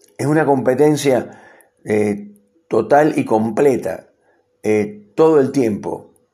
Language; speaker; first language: Spanish; native; Spanish